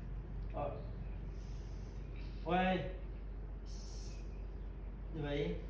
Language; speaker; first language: French; non-native, fluent; Vietnamese